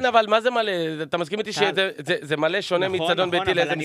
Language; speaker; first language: Hebrew; native; Hebrew